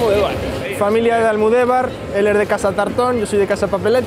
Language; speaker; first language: Spanish; native; Spanish